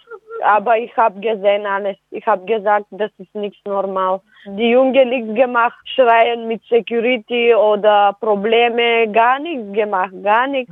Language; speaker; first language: German; non-native, learner; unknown